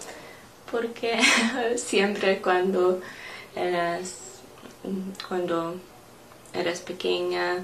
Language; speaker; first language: Spanish; non-native, learner; English